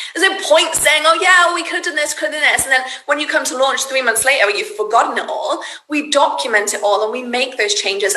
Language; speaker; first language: English; native; English